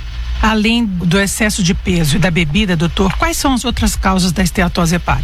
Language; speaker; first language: Portuguese; native; Portuguese